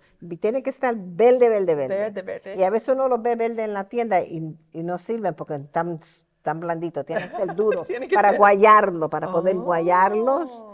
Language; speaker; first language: Spanish; early bilingual, heritage; Spanish